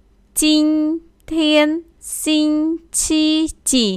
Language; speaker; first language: Chinese; non-native, fluent; Khmer